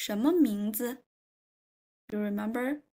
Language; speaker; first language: English; non-native, fluent; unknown